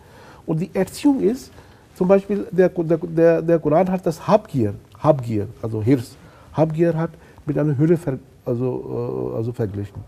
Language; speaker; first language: German; non-native, fluent; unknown